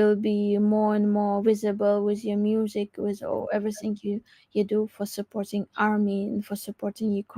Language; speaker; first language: English; non-native, learner; Crimean Tatar